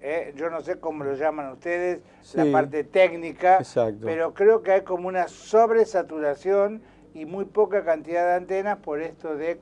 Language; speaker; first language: Spanish; native; Spanish